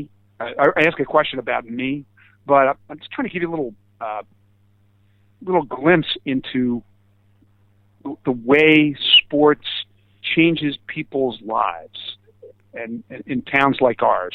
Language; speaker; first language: English; native; English